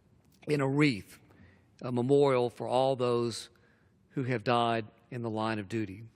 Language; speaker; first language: English; native; English